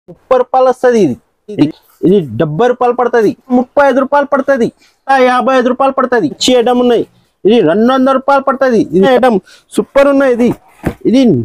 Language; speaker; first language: Telugu; non-native, local second language; Urdu